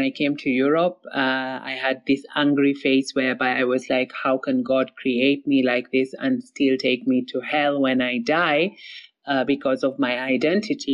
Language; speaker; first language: English; non-native, local second language; Somali